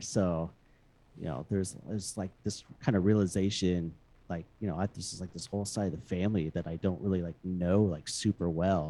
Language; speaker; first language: English; native; English